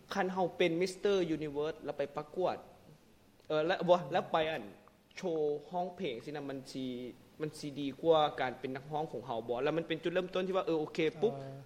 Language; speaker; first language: Lao; non-native, local second language; Hmong